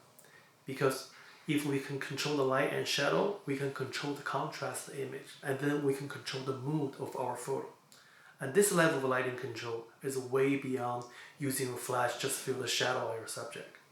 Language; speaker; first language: English; non-native, fluent; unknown